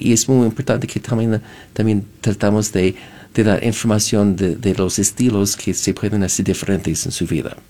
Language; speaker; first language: Spanish; non-native, fluent; English